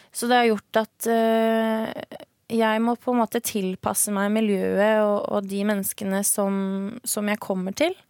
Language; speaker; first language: Norwegian; early bilingual, other home language; Swedish